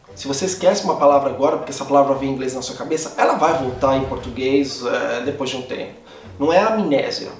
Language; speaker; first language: Portuguese; native; Portuguese